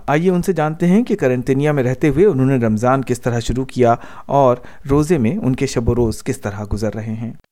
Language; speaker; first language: Urdu; native; Urdu